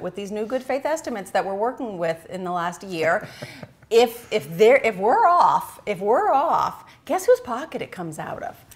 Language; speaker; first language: English; native; English